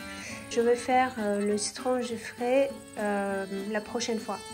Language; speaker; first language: French; non-native, fluent; Turkish